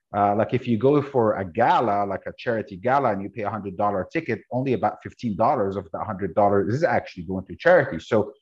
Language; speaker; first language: English; non-native, fluent; Arabic